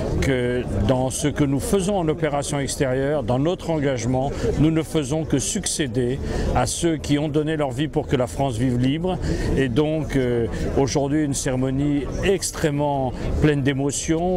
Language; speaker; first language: French; native; French